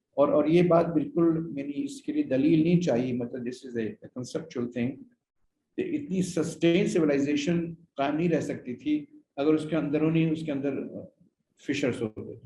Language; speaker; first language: Urdu; native; Urdu